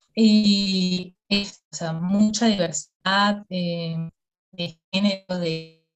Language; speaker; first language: Spanish; native; Spanish